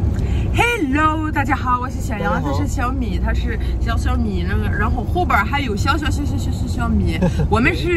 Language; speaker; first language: Chinese; non-native, fluent; French